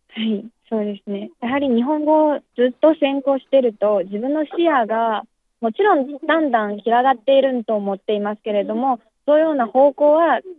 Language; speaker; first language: Japanese; non-native, fluent; Chinese